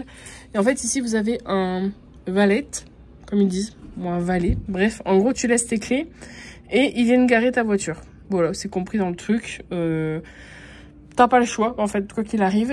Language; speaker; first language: French; native; French